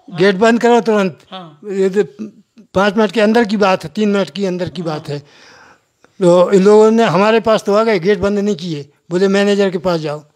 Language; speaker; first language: Hindi; native; Hindi